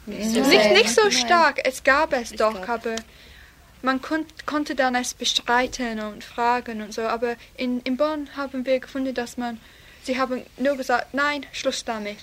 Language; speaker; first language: German; non-native, learner; English